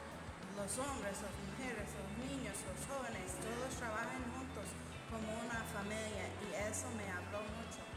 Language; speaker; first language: Spanish; non-native, learner; English